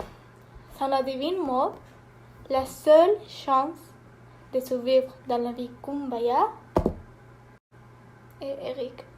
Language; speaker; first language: French; non-native, learner; Spanish